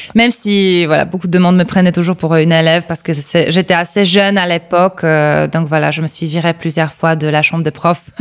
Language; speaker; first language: French; non-native, fluent; Polish